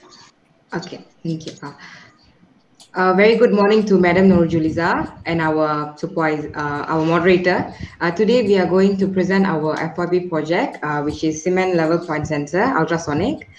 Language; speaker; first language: English; non-native, local second language; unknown